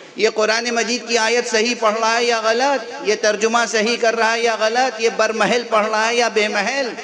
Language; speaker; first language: Urdu; native; Urdu